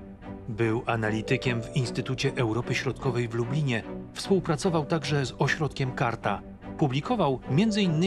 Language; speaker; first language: Polish; native; Polish